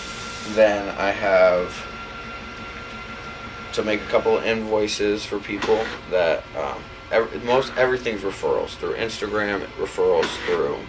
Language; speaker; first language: English; native; English